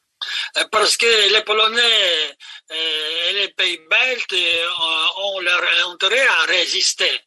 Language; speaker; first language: French; non-native, fluent; Polish